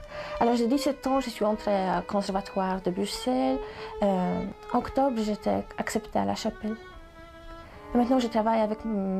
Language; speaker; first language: French; non-native, learner; Polish